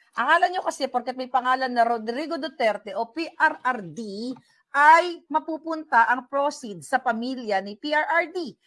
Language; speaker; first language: Filipino; native; Filipino